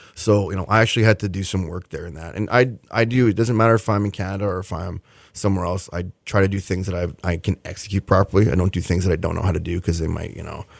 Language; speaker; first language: English; native; English